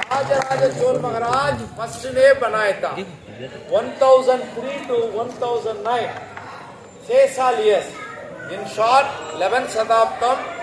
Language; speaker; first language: Hindi; non-native, local second language; Tamil